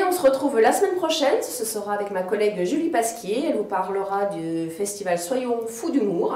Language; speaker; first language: French; native; French